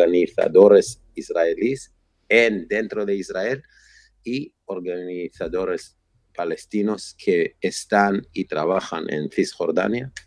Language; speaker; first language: Spanish; non-native, fluent; Hebrew